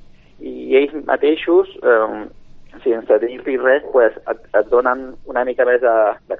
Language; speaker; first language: Catalan; non-native, local second language; Spanish